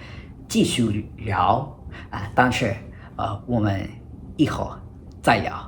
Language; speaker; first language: Chinese; non-native, fluent; English